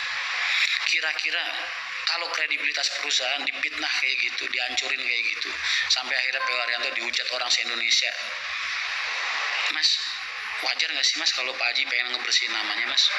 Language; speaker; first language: Indonesian; native; Indonesian